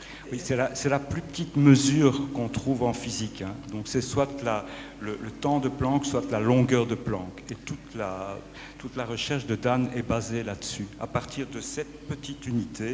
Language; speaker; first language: French; native; French